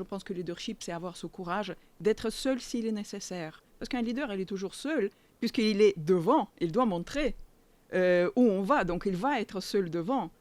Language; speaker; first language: French; non-native, fluent; Russian